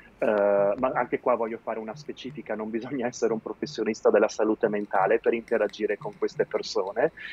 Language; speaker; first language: Italian; native; Italian